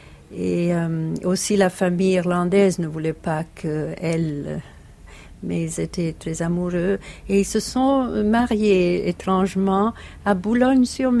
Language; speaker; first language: French; non-native, fluent; Italian